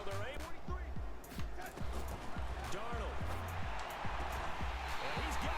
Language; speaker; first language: English; native; English